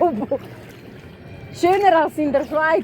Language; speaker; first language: German; non-native, learner; Macedonian